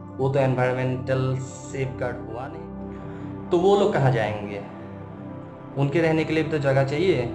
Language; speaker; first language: Hindi; non-native, local second language; Assamese